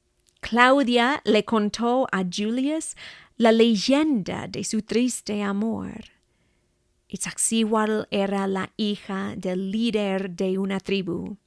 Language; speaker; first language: Spanish; non-native, fluent; English